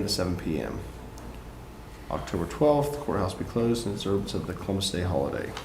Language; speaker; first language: English; native; English